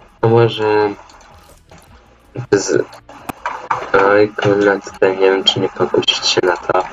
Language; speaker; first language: Polish; native; Polish